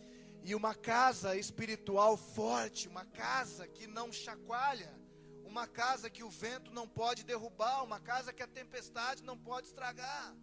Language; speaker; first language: Portuguese; native; Portuguese